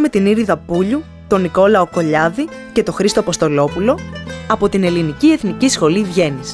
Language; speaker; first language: Greek; native; Greek